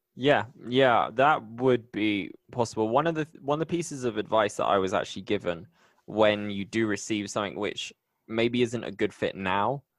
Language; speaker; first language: English; native; English